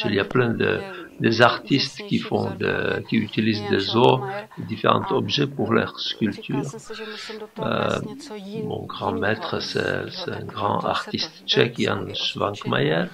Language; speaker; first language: French; non-native, fluent; Czech